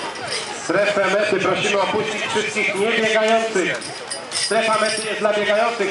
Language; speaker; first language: Polish; native; Polish